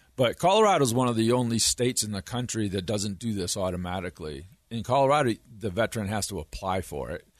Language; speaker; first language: English; native; English